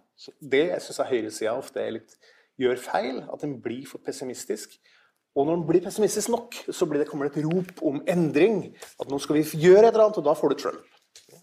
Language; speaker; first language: Norwegian; native; Norwegian